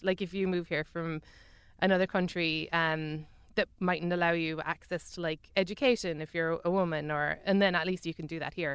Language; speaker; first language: English; native; English